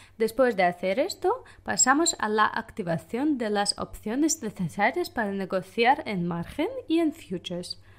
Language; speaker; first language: Spanish; non-native, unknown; Russian